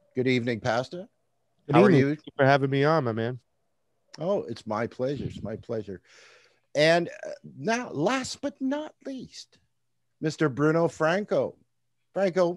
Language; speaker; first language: English; native; English